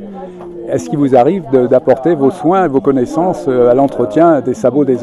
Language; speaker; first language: French; native; French